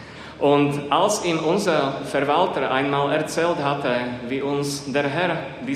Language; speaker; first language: German; non-native, fluent; Slovak